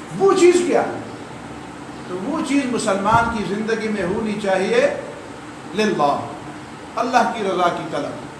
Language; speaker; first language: Urdu; non-native, local second language; Pashto